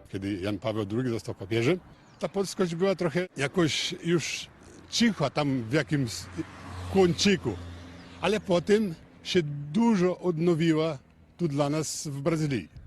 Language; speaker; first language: Polish; early bilingual, heritage; Polish